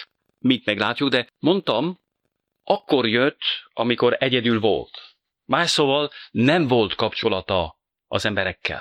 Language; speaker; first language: Hungarian; non-native, fluent; French